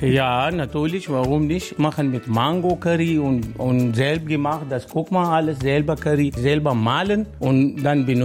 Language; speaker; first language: German; non-native, learner; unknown